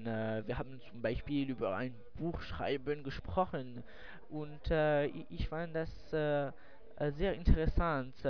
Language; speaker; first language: German; non-native, learner; French